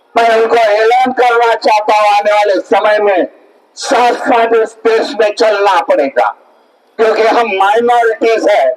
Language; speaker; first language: Hindi; non-native, local second language; Marathi